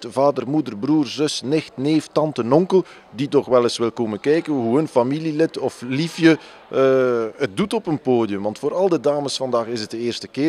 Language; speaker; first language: Dutch; native; Dutch